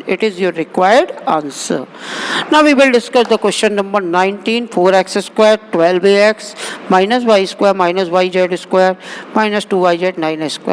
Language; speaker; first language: English; non-native, local second language; Hindi